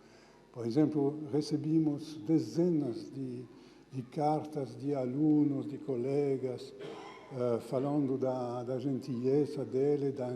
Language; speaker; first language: Portuguese; non-native, fluent; French